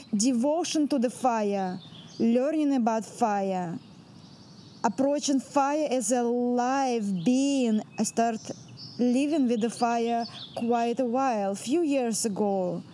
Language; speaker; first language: English; non-native, fluent; Russian